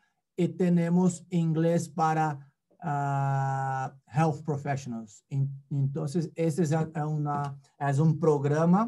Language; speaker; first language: Spanish; non-native, fluent; Portuguese